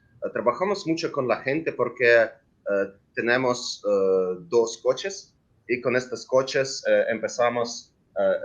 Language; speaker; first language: Spanish; non-native, learner; Ukrainian